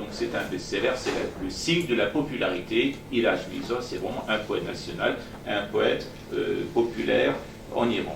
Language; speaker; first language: French; non-native, fluent; Persian